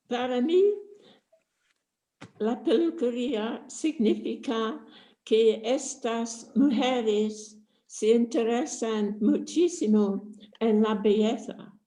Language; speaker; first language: Spanish; non-native, fluent; English